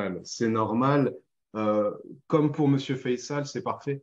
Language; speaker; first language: French; native; French